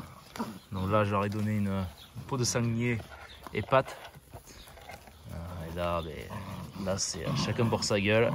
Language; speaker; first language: French; native; French